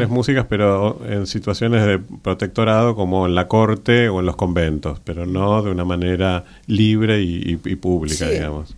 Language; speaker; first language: Spanish; native; Spanish